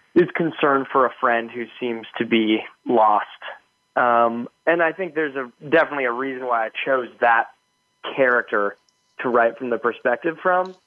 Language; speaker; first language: English; native; English